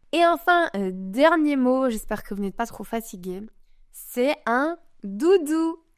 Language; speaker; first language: French; native; French